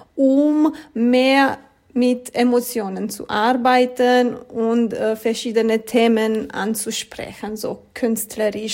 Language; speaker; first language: German; non-native, fluent; Romanian